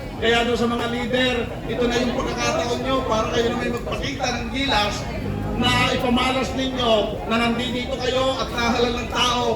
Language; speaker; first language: Filipino; native; Filipino